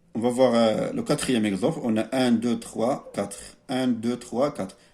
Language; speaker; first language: French; non-native, local second language; Arabic